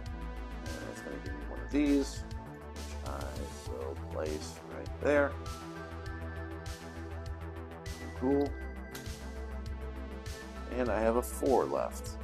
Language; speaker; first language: English; native; English